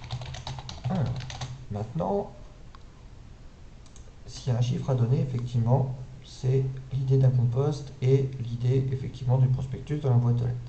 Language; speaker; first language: French; native; French